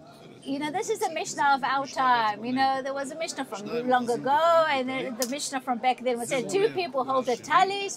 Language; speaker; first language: English; non-native, fluent; Hebrew